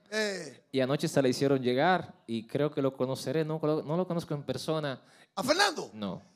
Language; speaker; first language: Spanish; native; Spanish